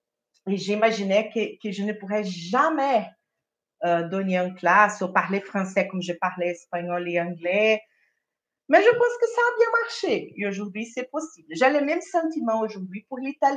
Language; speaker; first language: French; non-native, fluent; Portuguese